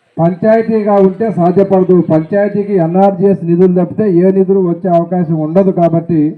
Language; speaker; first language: Telugu; native; Telugu